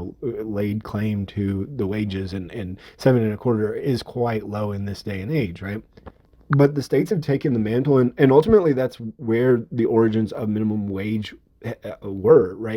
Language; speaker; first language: English; native; English